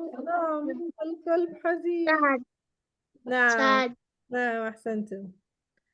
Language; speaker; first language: Arabic; non-native, fluent; Urdu